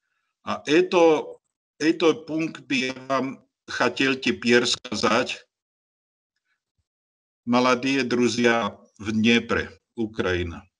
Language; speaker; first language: Russian; non-native, learner; Slovak